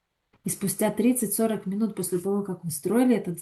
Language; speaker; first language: Russian; native; Russian